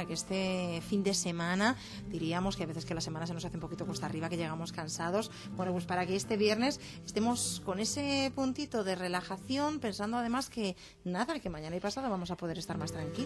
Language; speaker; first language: Spanish; native; Spanish